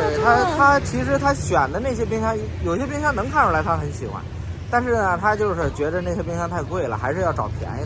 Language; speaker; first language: Chinese; native; Chinese